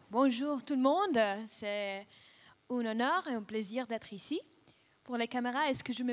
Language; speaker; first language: French; non-native, fluent; Russian